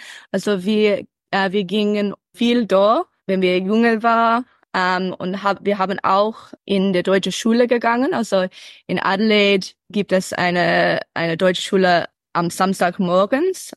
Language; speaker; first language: German; early bilingual, heritage; English